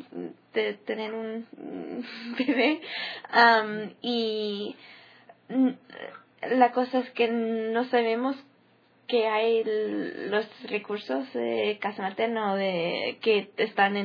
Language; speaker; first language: Spanish; early bilingual, heritage; English